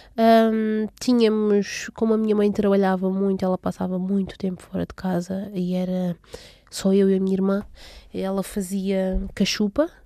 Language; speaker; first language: Portuguese; native; Portuguese